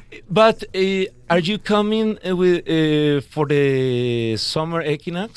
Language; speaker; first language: English; non-native, fluent; Spanish